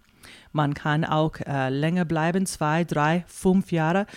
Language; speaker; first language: German; non-native, fluent; English